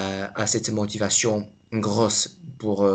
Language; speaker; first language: French; non-native, fluent; Chinese